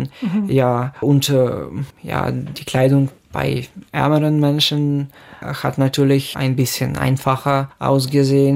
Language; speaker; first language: German; non-native, fluent; Ukrainian